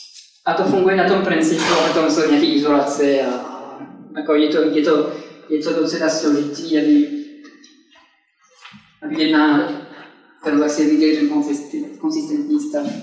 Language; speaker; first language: Czech; non-native, fluent; French